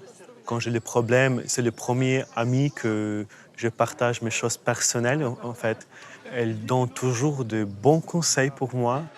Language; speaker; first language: French; non-native, fluent; Ukrainian